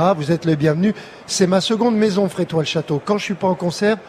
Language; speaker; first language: French; native; French